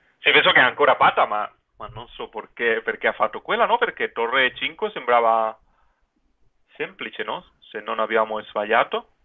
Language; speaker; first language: Italian; non-native, fluent; Spanish